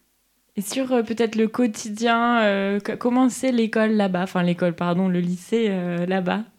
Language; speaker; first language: French; native; French